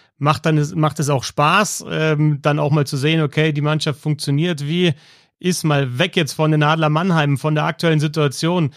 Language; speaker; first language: German; native; German